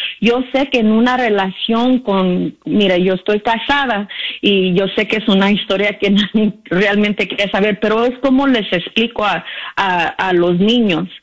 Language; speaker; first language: Spanish; early bilingual, heritage; Spanish